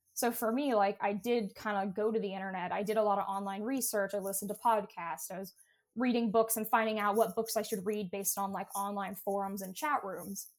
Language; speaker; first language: English; native; English